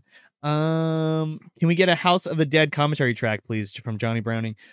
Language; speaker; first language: English; early bilingual, other home language; Italian